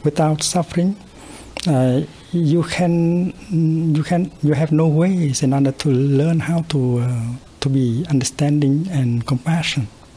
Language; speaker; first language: English; non-native, fluent; Vietnamese